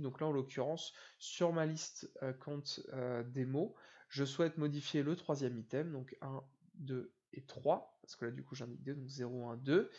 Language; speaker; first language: French; native; French